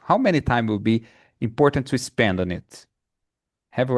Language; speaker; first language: English; non-native, fluent; Portuguese